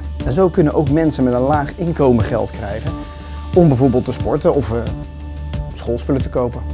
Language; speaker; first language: Dutch; native; Dutch